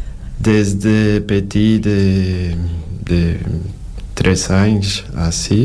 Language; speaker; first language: Catalan; non-native, fluent; Portuguese